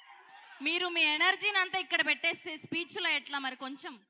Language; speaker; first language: Telugu; native; Telugu